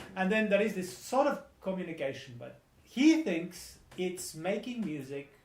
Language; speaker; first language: English; non-native, fluent; Estonian